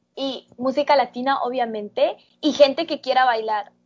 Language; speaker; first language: Spanish; native; Spanish